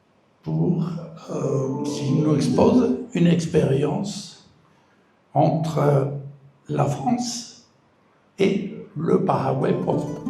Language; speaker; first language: French; non-native, fluent; Spanish